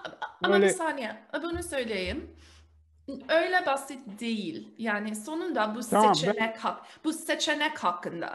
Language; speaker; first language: Turkish; early bilingual, heritage; Turkish